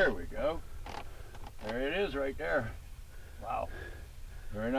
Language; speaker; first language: English; native; English